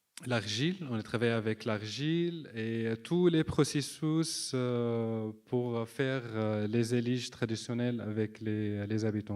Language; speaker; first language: French; non-native, fluent; Arabic